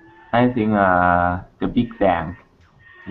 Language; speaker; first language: English; non-native, learner; Thai